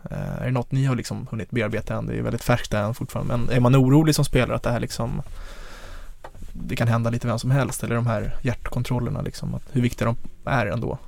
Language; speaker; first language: Swedish; native; Swedish